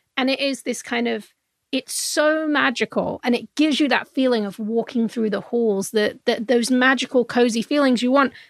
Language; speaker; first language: English; native; English